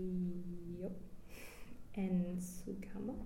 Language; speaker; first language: Spanish; non-native, learner; English